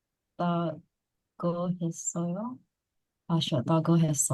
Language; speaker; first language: Korean; non-native, learner; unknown